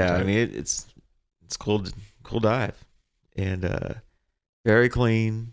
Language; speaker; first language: English; native; English